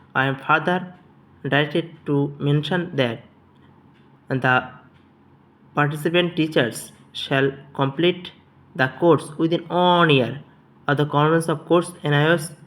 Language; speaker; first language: English; non-native, local second language; Bangla